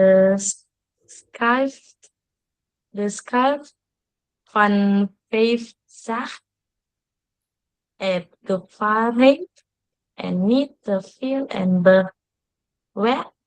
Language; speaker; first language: Dutch; non-native, learner; Indonesian